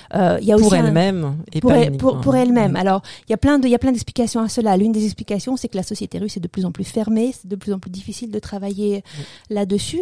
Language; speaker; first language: French; early bilingual, other home language; Russian